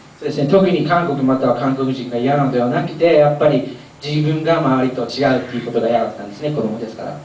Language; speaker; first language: Japanese; early bilingual, other home language; Korean